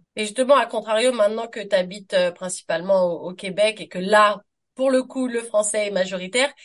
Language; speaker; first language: French; native; French